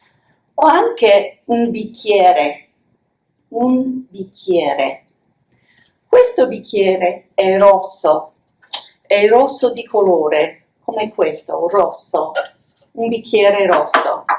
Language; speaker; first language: Italian; non-native, fluent; English